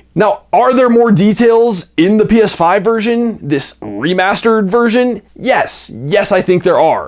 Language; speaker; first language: English; native; English